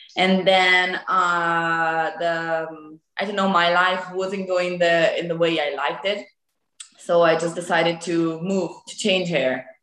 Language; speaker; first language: English; non-native, fluent; Italian